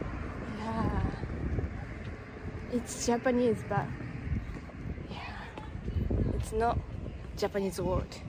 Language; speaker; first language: English; non-native, learner; Japanese